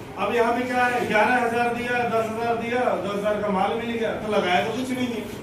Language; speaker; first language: Hindi; native; Hindi